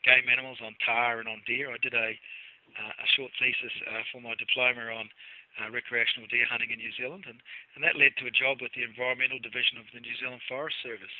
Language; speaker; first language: English; native; English